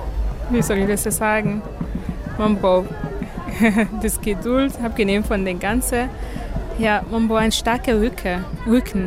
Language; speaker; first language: German; non-native, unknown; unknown